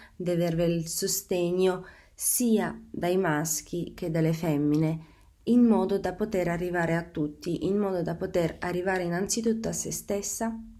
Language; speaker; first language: Italian; non-native, fluent; Bulgarian